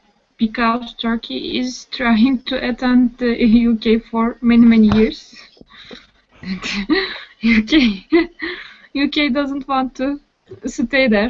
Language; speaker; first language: English; non-native, learner; Turkish